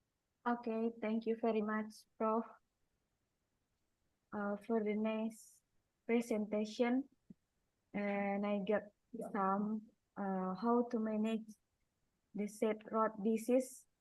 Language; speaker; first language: English; non-native, learner; Indonesian